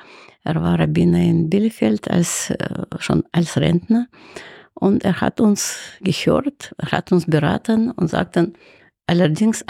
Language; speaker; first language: German; non-native, fluent; Russian